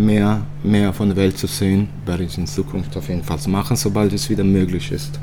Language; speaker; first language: German; early bilingual, other home language; Italian